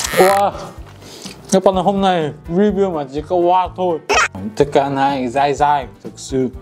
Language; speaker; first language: Vietnamese; non-native, fluent; Korean